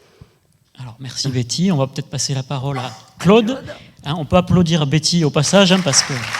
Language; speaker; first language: French; native; French